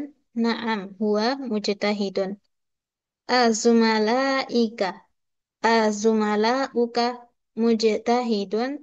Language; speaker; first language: Arabic; non-native, fluent; Indonesian